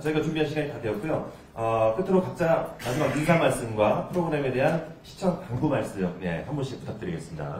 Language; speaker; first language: Korean; native; Korean